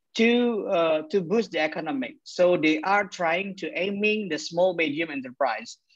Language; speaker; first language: English; non-native, fluent; Indonesian